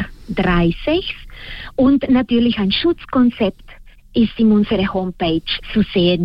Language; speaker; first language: German; non-native, fluent; Spanish